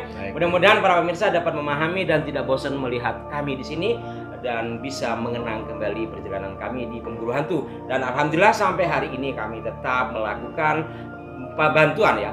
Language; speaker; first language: Indonesian; native; Indonesian